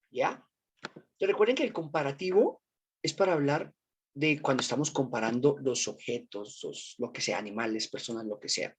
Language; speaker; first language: Spanish; native; Spanish